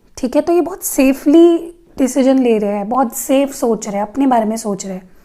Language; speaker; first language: Hindi; non-native, local second language; Marathi